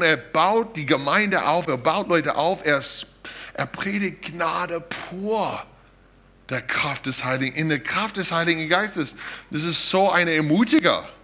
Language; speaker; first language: German; non-native, fluent; English